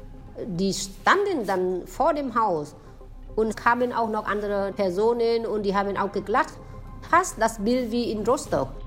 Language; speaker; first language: German; non-native, fluent; Vietnamese